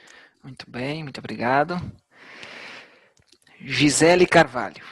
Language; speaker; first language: Portuguese; native; Portuguese